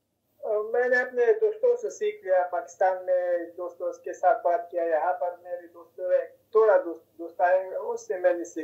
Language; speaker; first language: Hindi; non-native, fluent; Persian